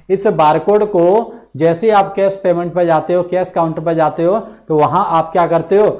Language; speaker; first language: Hindi; native; Hindi